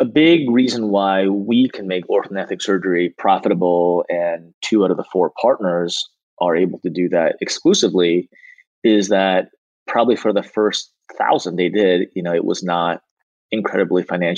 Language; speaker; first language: English; native; English